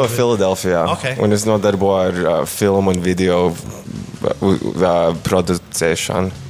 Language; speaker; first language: Latvian; early bilingual, heritage; Latvian